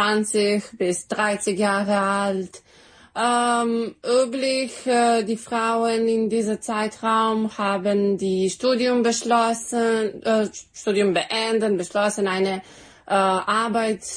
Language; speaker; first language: German; non-native, fluent; Serbian